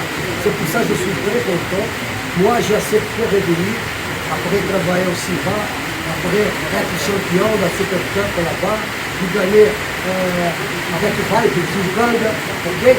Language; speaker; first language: French; non-native, learner; Portuguese